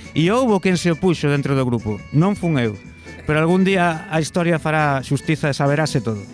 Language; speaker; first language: Galician; non-native, local second language; Spanish